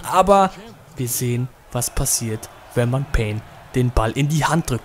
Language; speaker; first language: German; native; German